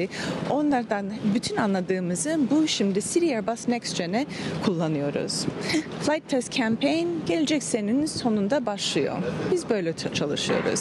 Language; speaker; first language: Turkish; early bilingual, heritage; Turkish